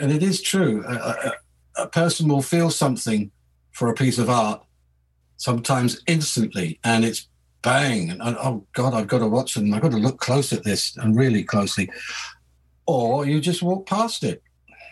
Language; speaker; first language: English; native; English